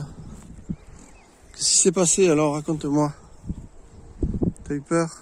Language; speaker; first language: French; native; French